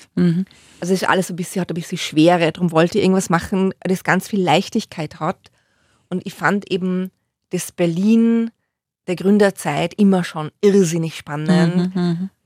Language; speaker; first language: German; native; German